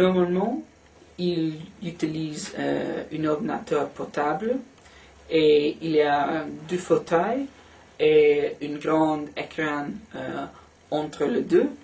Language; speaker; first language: French; non-native, learner; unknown